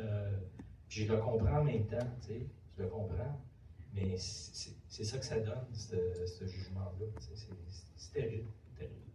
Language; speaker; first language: French; native; French